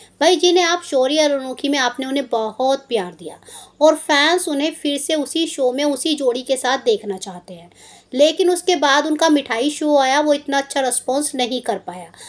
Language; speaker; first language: Hindi; native; Hindi